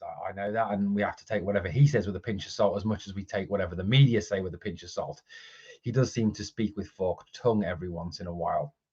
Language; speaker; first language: English; native; English